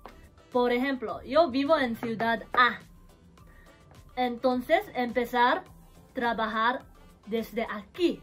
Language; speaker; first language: Spanish; non-native, learner; Japanese